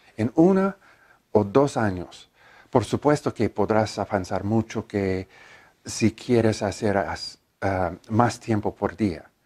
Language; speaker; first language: Spanish; non-native, learner; English